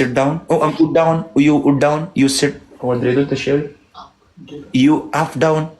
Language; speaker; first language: English; non-native, learner; Pashto